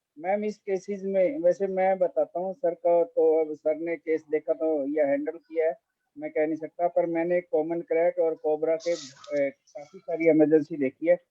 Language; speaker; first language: Hindi; native; Hindi